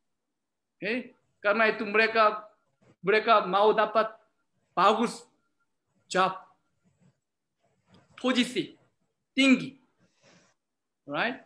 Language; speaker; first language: Indonesian; non-native, learner; Korean